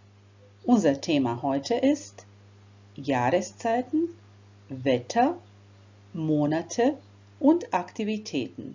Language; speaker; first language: German; non-native, fluent; Croatian